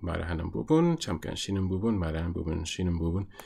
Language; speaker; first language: Korean; non-native, fluent; English